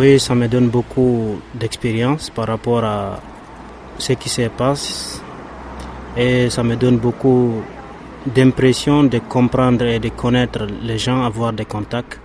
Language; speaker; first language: French; non-native, local second language; Fula